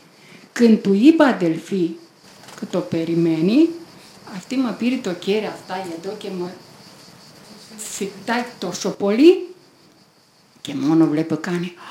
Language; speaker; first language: Greek; non-native, learner; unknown